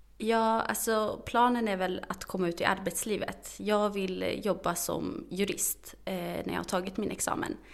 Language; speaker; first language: Swedish; early bilingual, other home language; Arabic